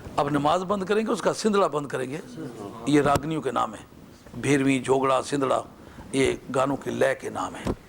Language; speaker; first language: Urdu; non-native, local second language; Punjabi